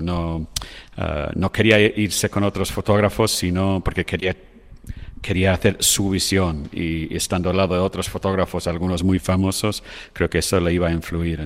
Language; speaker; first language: Spanish; non-native, fluent; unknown